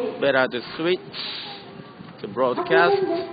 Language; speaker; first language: English; non-native, learner; Japanese